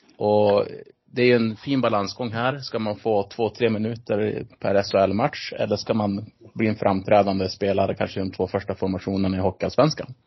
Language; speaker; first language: Swedish; native; Swedish